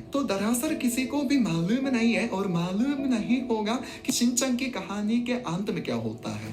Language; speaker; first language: Hindi; non-native, fluent; Japanese